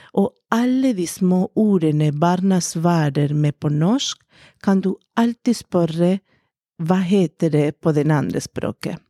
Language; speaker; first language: Norwegian; non-native, fluent; Spanish